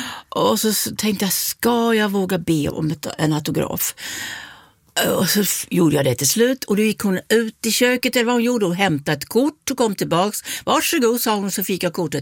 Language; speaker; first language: Swedish; native; Swedish